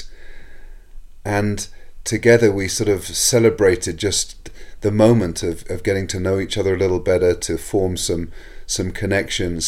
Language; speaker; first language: English; native; English